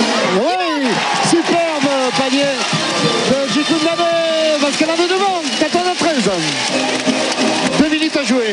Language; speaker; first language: French; native; French